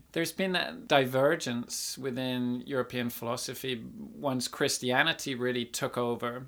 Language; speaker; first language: English; native; English